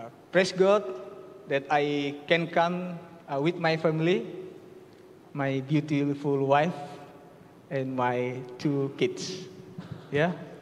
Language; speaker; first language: English; non-native, learner; Indonesian